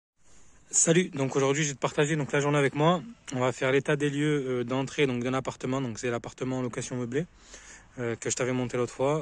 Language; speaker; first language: French; native; French